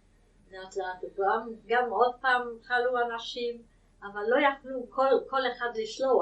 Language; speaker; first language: Hebrew; non-native, fluent; Yiddish